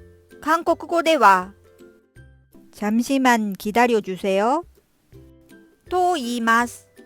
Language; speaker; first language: Japanese; non-native, fluent; Korean